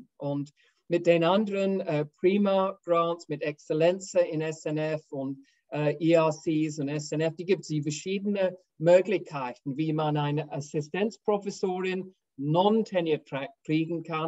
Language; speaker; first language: German; non-native, fluent; English